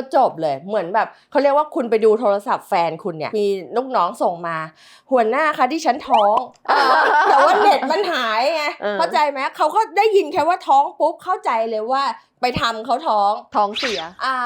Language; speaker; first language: Thai; native; Thai